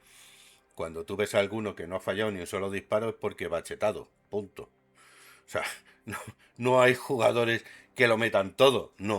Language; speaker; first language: Spanish; native; Spanish